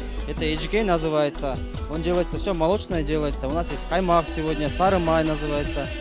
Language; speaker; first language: Russian; non-native, local second language; Kyrgyz